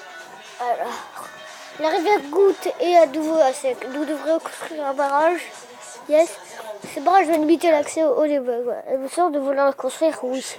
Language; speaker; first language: French; native; French